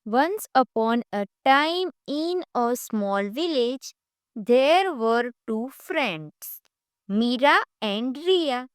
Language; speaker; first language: English; non-native, local second language; Gujarati